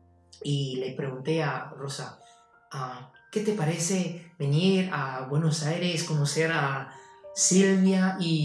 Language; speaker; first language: Spanish; non-native, fluent; Chinese